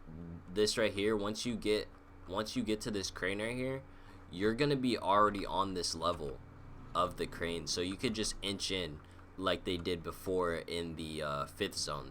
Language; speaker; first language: English; native; English